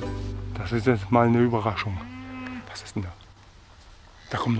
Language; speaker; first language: German; native; German